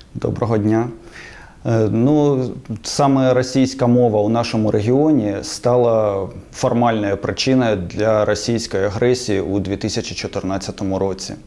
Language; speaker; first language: Ukrainian; non-native, local second language; Russian